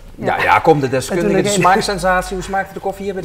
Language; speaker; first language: Dutch; native; Dutch